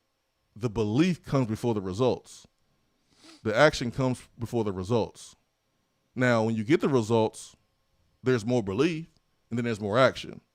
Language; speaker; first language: English; native; English